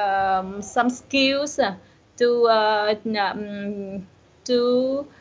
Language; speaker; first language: English; non-native, learner; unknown